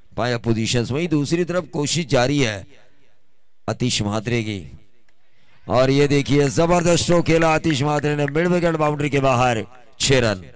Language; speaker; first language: Hindi; non-native, local second language; Marathi